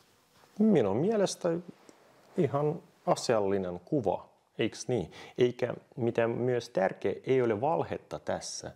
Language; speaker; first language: Finnish; non-native, fluent; Russian